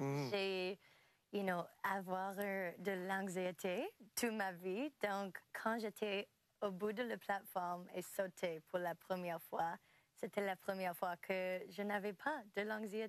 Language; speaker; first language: French; non-native, local second language; English